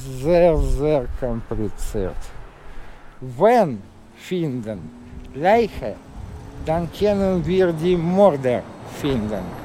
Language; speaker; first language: German; non-native, learner; Russian